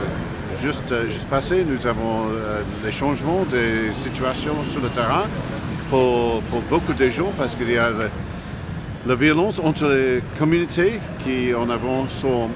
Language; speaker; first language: French; non-native, learner; English